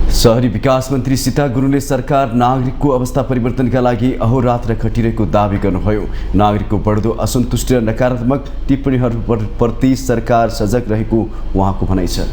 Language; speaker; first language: Nepali; native; Nepali